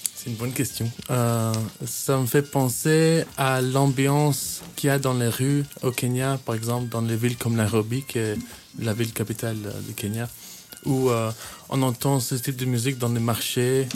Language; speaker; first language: French; early bilingual, heritage; French